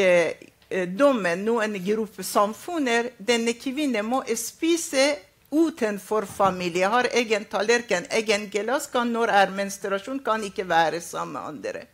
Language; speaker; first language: Norwegian; non-native, fluent; Arabic